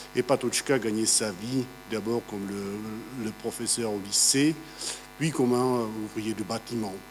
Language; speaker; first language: French; non-native, fluent; Czech